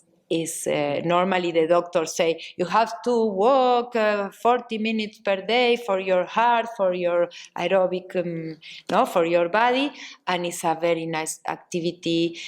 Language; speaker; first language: English; non-native, learner; Spanish